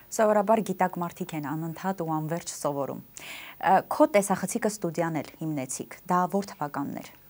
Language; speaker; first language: Armenian; native; Armenian